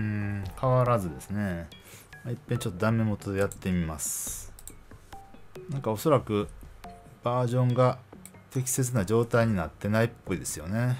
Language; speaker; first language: Japanese; native; Japanese